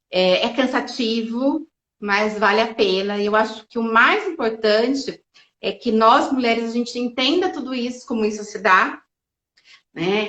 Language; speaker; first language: Portuguese; native; Portuguese